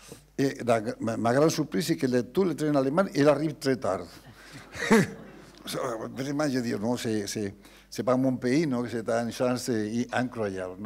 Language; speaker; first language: French; non-native, learner; Spanish